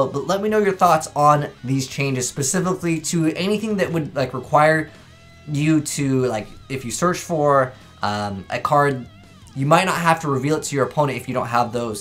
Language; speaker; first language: English; native; English